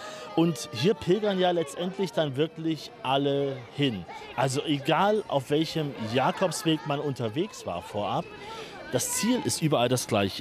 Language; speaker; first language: German; native; German